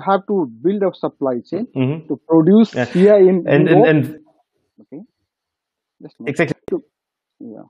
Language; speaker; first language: English; non-native, local second language; Nepali